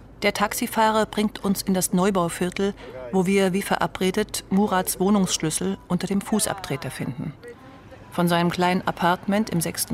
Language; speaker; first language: German; native; German